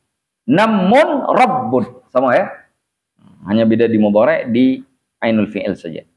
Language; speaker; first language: Indonesian; native; Indonesian